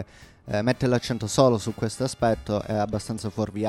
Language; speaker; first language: Italian; native; Italian